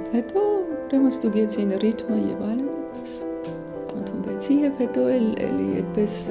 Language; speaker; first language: Armenian; native; Armenian